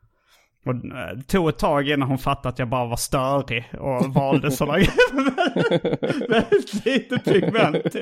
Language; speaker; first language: Swedish; native; Swedish